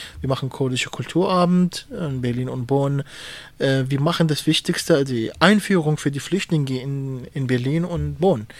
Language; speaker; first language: German; non-native, fluent; Kurdish